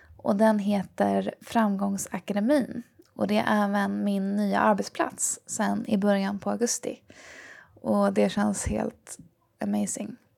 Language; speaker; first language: Swedish; native; Swedish